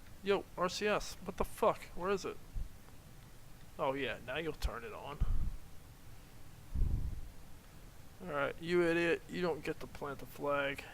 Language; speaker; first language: English; native; English